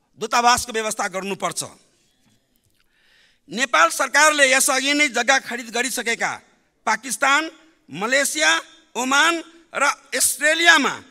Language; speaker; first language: Nepali; non-native, local second language; Maithili